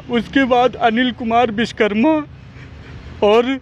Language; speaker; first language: Hindi; native; Hindi